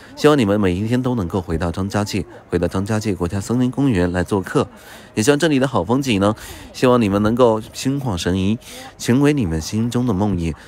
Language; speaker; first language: Chinese; native; Chinese